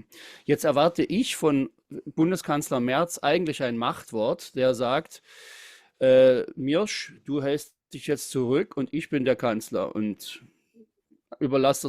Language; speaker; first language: German; native; German